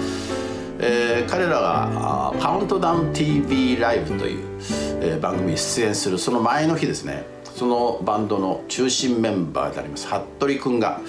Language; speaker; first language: Japanese; native; Japanese